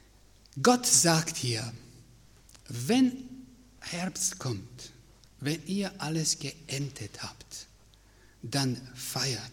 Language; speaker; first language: German; non-native, fluent; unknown